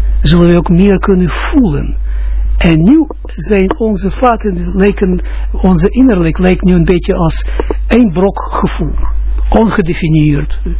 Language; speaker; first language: Dutch; non-native, fluent; Russian